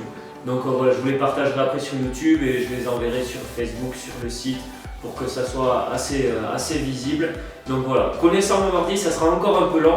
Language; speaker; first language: French; native; French